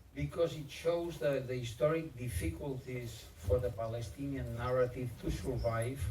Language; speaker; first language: English; non-native, fluent; Catalan